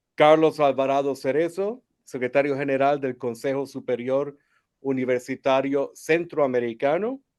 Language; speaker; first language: Spanish; non-native, fluent; English